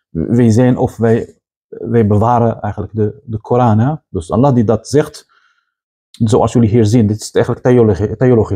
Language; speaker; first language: Dutch; non-native, fluent; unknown